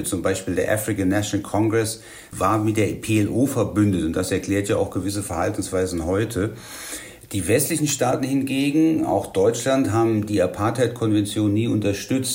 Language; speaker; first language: German; native; German